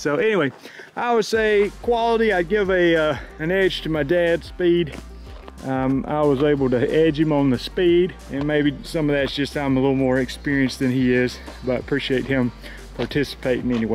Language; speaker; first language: English; native; English